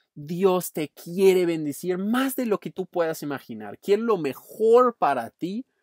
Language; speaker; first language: Spanish; non-native, fluent; English